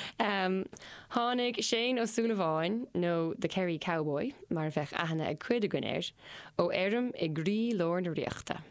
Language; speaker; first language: Irish; non-native, local second language; English